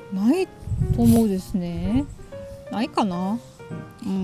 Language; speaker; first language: Japanese; non-native, learner; German